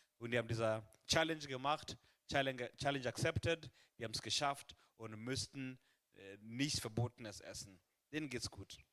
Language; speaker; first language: German; non-native, fluent; Swahili